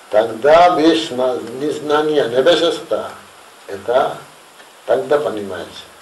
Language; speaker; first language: Russian; non-native, learner; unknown